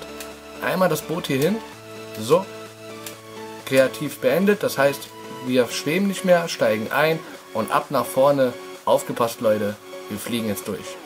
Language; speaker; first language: German; native; German